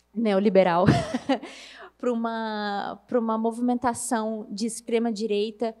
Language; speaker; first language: Portuguese; native; Portuguese